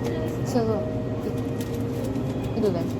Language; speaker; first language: Japanese; non-native, learner; Mizo